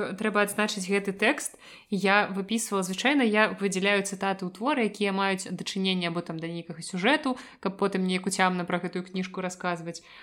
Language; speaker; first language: Belarusian; native; Belarusian